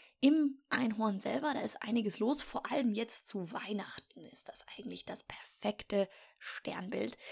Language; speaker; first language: German; native; German